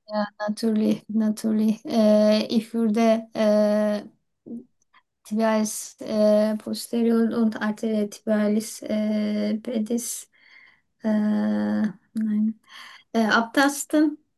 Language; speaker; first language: German; non-native, learner; Turkish